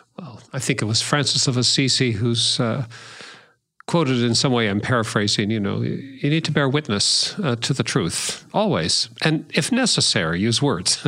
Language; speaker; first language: English; native; English